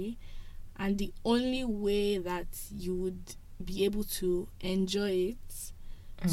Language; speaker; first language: English; non-native, local second language; Yoruba